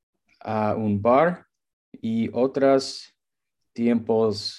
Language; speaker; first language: Spanish; non-native, learner; English